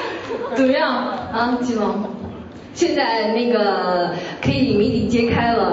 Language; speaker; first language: Chinese; native; Chinese